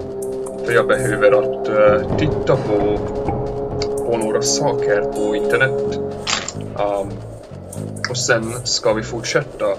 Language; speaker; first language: Swedish; non-native, learner; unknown